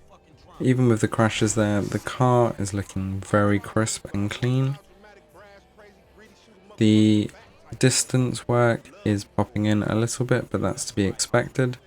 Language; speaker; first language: English; native; English